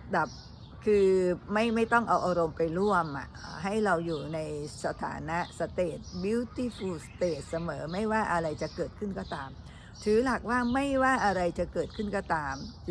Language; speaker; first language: Thai; native; Thai